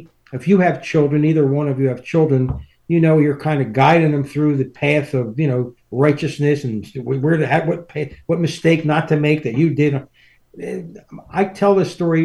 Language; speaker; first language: English; native; English